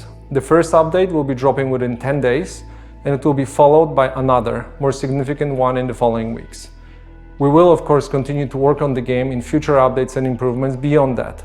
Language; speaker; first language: English; non-native, fluent; Polish